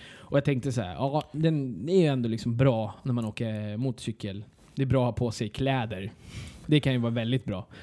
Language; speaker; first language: Swedish; early bilingual, other home language; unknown